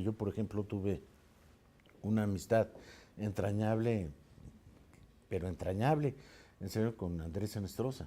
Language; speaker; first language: Spanish; native; Spanish